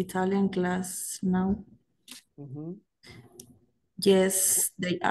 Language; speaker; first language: English; non-native, learner; Spanish